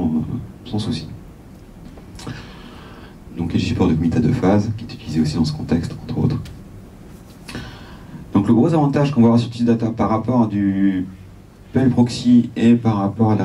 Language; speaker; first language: French; native; French